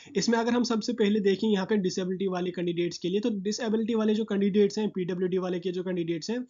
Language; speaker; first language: Hindi; non-native, local second language; Kashmiri